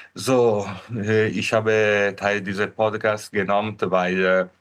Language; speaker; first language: German; non-native, learner; Italian